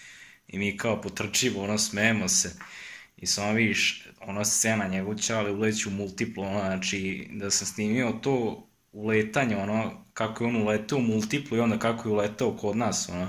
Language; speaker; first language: Serbian; native; Serbian